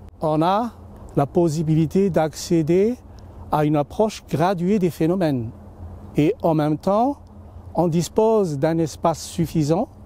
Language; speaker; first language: French; native; French